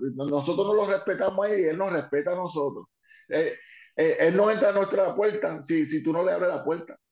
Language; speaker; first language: Spanish; early bilingual, heritage; Spanish